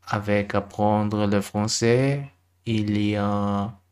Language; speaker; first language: French; non-native, learner; German